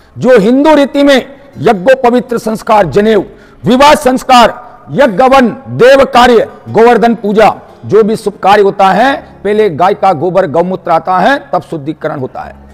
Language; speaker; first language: Hindi; non-native, local second language; Marathi